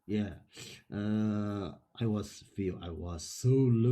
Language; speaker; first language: English; non-native, learner; Chinese